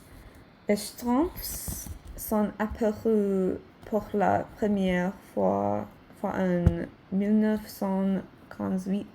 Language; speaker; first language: French; non-native, learner; English